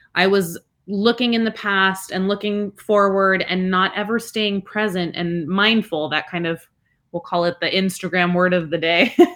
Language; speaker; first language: English; early bilingual, other home language; Spanish